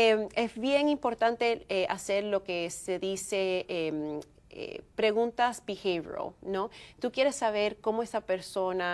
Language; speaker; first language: Spanish; early bilingual, heritage; Spanish